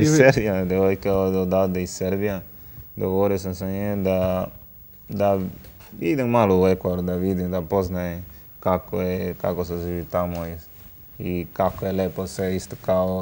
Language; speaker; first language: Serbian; non-native, learner; Spanish